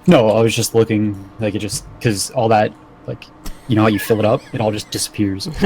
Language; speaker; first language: English; native; English